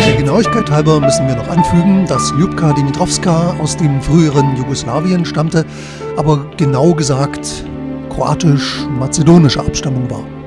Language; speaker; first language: German; native; German